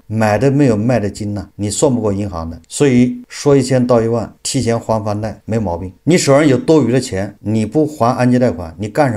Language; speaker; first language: Chinese; native; Chinese